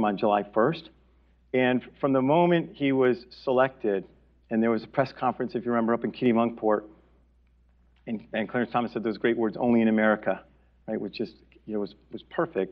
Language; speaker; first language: English; native; English